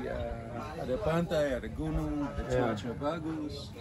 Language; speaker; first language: Indonesian; non-native, learner; English